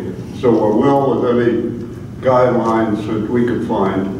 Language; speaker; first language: English; native; English